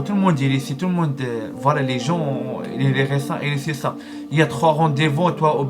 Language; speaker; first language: French; non-native, learner; Arabic